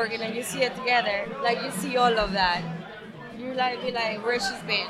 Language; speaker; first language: English; non-native, fluent; Spanish